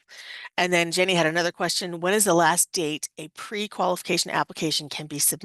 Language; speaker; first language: English; native; English